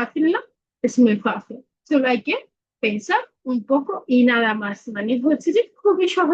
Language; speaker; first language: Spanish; non-native, learner; Bangla